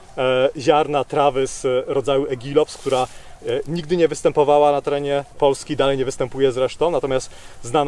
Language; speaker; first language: Polish; native; Polish